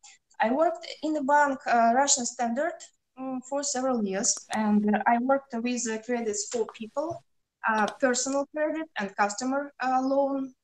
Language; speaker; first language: English; non-native, learner; Russian